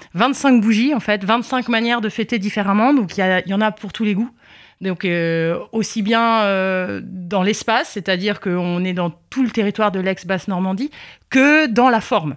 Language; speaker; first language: French; native; French